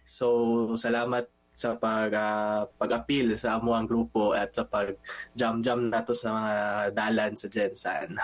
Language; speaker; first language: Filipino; non-native, local second language; Hiligaynon